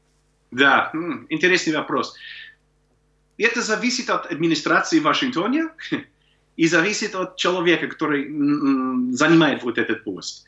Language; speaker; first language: Russian; non-native, fluent; English